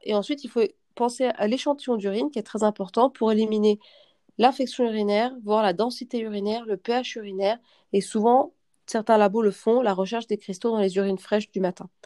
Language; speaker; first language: French; native; French